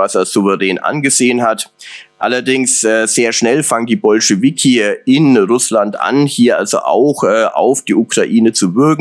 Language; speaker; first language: German; native; German